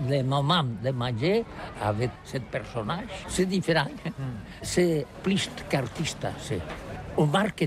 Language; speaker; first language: French; non-native, learner; Catalan